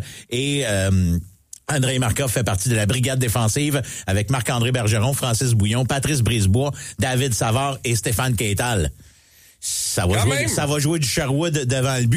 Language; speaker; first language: French; native; French